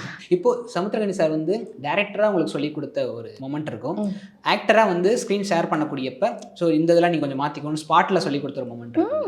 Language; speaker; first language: Tamil; native; Tamil